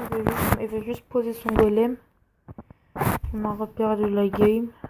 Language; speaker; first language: French; native; French